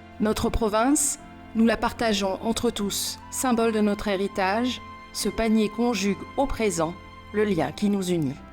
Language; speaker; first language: French; native; French